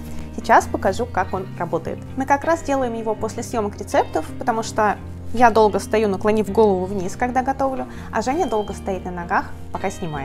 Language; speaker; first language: Russian; native; Russian